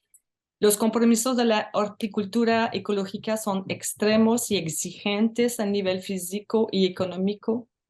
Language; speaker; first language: Spanish; non-native, learner; French